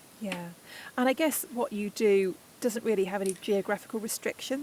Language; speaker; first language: English; native; English